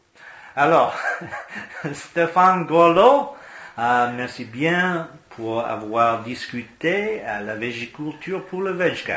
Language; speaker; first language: French; non-native, learner; English